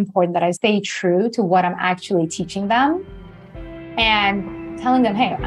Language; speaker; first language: English; non-native, fluent; Persian